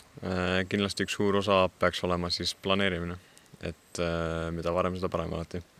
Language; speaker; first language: Estonian; native; Estonian